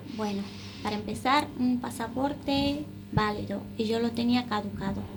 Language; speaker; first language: Spanish; non-native, fluent; Romanian